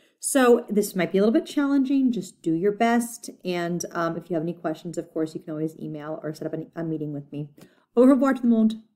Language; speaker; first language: English; native; English